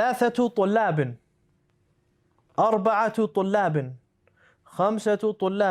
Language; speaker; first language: Arabic; non-native, fluent; English